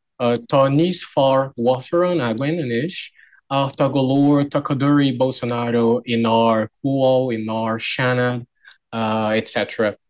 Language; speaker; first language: Irish; non-native, learner; Portuguese